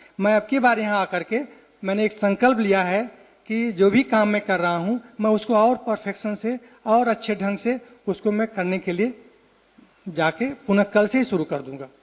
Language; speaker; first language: Hindi; native; Hindi